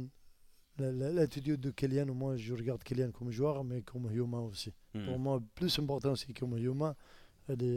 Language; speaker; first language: French; non-native, learner; Arabic